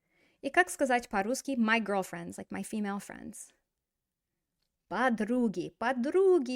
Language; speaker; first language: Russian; non-native, fluent; English